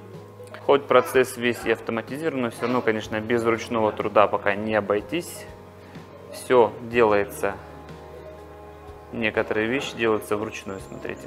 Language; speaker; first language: Russian; native; Russian